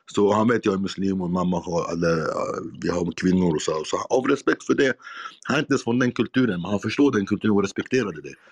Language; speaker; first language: Swedish; non-native, fluent; Arabic